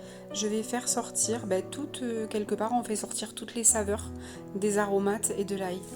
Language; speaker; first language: French; native; French